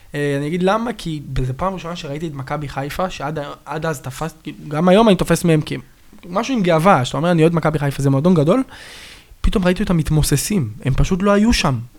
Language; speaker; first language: Hebrew; native; Hebrew